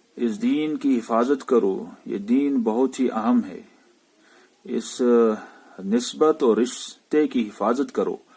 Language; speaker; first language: Urdu; non-native, local second language; Kashmiri